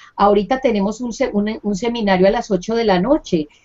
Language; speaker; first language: Spanish; native; Spanish